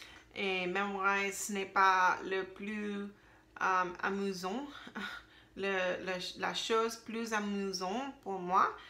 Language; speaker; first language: French; non-native, learner; English